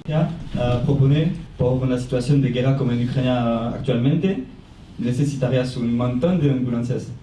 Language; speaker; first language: Spanish; non-native, fluent; French